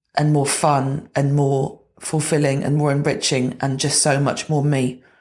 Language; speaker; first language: English; native; English